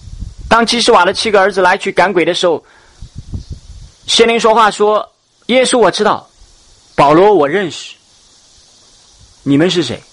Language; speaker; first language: Chinese; native; Chinese